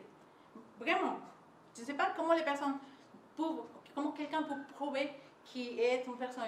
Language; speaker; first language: French; non-native, learner; Spanish